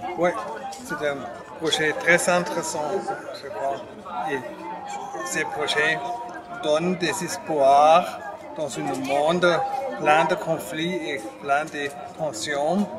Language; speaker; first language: French; non-native, fluent; German